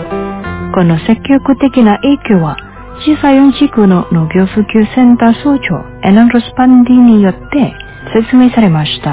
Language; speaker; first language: Japanese; non-native, fluent; Indonesian